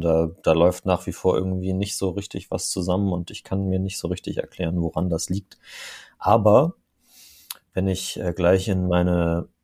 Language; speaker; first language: German; native; German